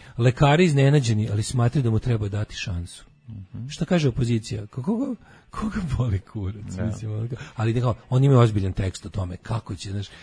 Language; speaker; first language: Serbian; native; Serbian